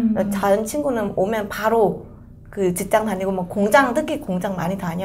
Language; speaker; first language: Korean; non-native, fluent; Vietnamese